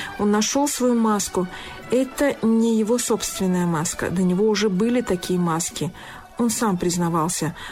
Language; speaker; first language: Russian; non-native, local second language; Tajik